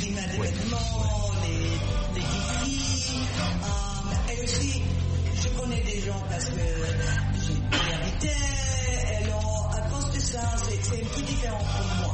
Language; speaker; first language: French; non-native, fluent; English